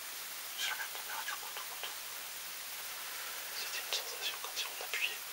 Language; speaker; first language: French; native; French